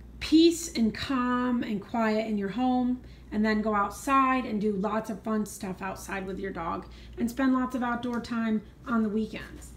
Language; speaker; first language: English; native; English